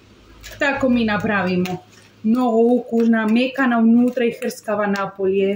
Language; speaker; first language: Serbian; non-native, learner; Spanish